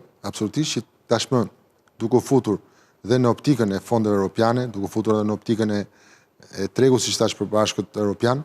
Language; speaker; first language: Albanian; native; Albanian